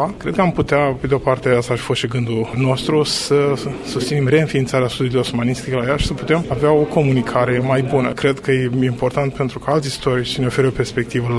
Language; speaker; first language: Romanian; native; Romanian